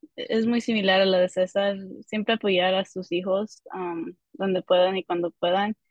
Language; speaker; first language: Spanish; early bilingual, heritage; Spanish